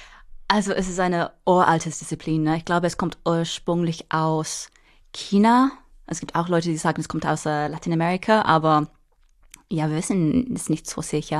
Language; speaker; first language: German; non-native, fluent; English